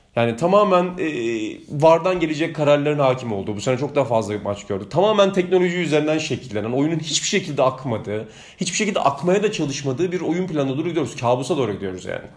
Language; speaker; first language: Turkish; native; Turkish